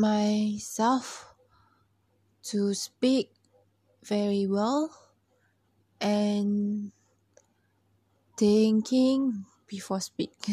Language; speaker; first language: English; non-native, learner; Malay